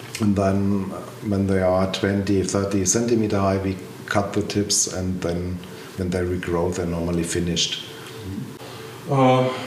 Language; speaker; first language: English; non-native, learner; German